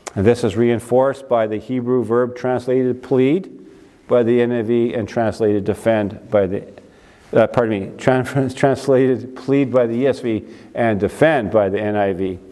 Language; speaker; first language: English; native; English